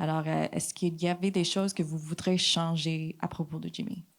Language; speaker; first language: French; non-native, fluent; English